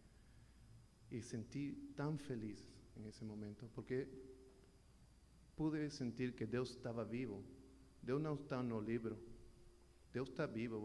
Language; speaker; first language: Portuguese; non-native, learner; Spanish